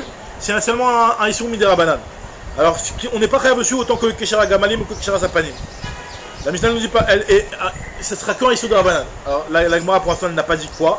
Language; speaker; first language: French; native; French